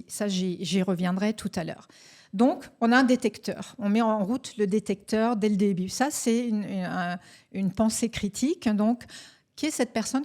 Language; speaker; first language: French; native; French